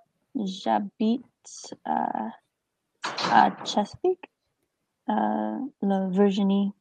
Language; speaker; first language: French; non-native, learner; English